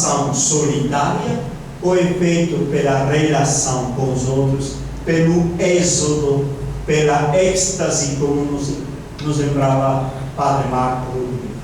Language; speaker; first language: Portuguese; non-native, fluent; Italian